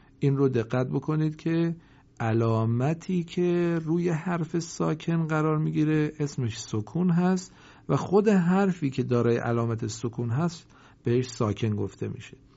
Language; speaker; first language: Persian; native; Persian